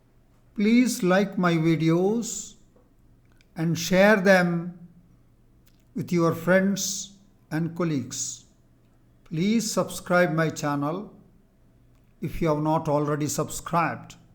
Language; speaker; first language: English; non-native, local second language; Telugu